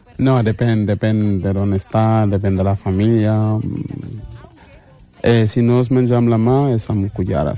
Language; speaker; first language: Catalan; non-native, learner; Mandingo